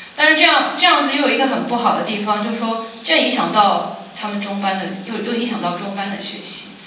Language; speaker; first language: Chinese; early bilingual, heritage; Chinese